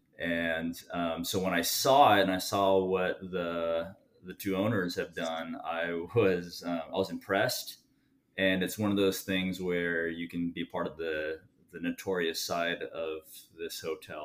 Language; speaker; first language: English; native; English